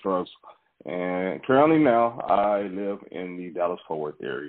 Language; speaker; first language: English; native; English